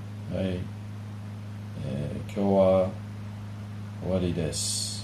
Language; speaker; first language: Japanese; non-native, learner; English